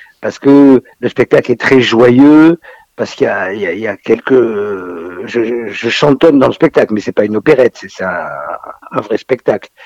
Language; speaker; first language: French; native; French